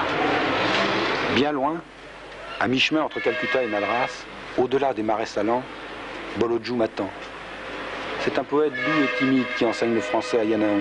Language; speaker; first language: French; native; French